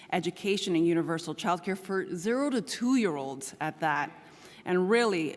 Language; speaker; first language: English; native; English